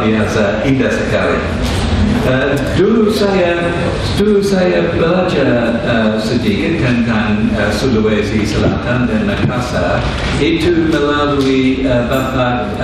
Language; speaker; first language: Indonesian; non-native, fluent; English